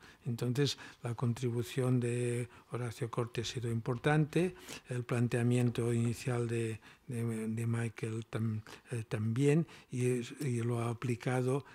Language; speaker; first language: Spanish; non-native, local second language; Catalan